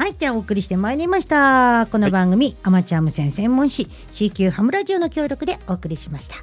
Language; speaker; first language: Japanese; native; Japanese